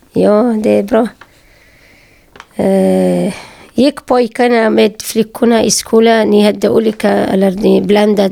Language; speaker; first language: Swedish; non-native, learner; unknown